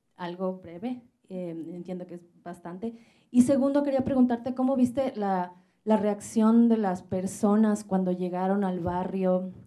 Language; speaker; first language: Spanish; native; Spanish